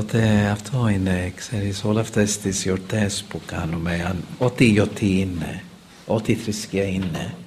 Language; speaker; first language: Greek; non-native, learner; English